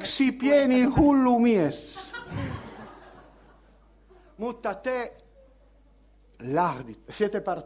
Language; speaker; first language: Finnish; non-native, learner; Italian